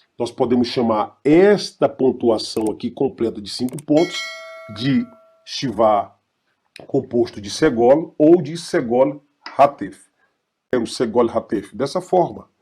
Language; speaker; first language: Portuguese; native; Portuguese